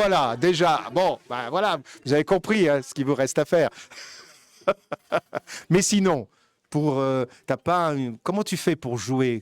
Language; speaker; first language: French; native; French